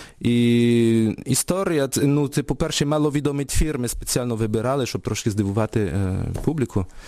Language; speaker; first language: Ukrainian; early bilingual, heritage; French